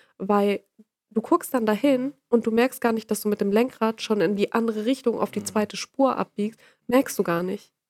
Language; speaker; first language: German; native; German